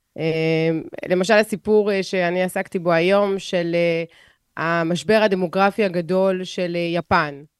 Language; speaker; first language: Hebrew; non-native, fluent; French